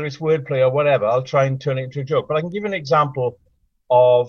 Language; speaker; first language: English; non-native, local second language; Welsh